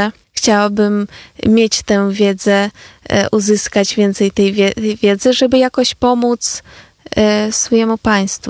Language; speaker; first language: Polish; non-native, fluent; Ukrainian